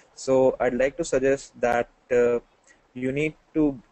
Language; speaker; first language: English; non-native, local second language; Hindi